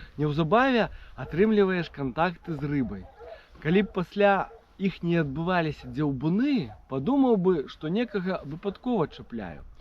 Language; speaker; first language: Belarusian; native; Belarusian